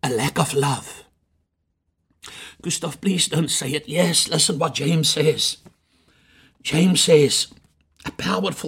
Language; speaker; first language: English; non-native, local second language; Afrikaans